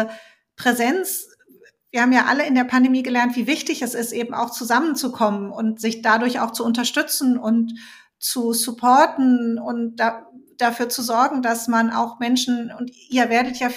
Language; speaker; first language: German; native; German